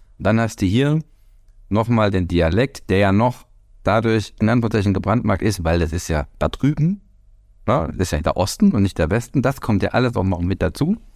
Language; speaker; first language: German; native; German